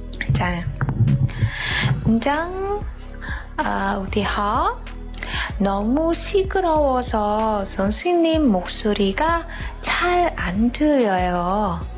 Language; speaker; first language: Korean; non-native, fluent; Khmer